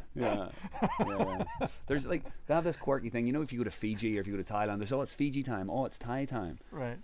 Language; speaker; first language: English; native; English